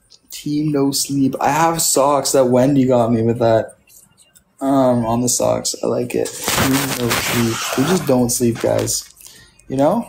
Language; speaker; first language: English; native; English